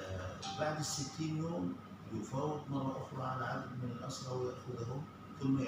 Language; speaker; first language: Arabic; native; Arabic